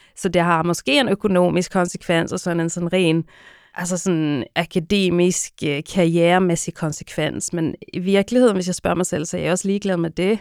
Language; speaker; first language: Danish; native; Danish